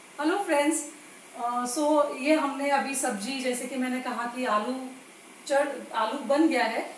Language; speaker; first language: Hindi; non-native, local second language; Gujarati